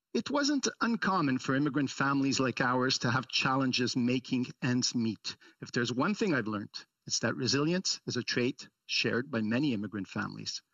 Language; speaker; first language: English; early bilingual, other home language; Italian